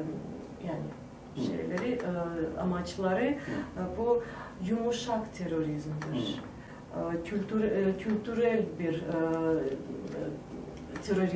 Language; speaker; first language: Turkish; non-native, fluent; Tajik